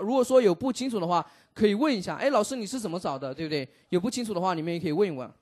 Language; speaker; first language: Chinese; native; Chinese